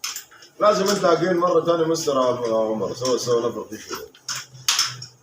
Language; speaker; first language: Arabic; non-native, learner; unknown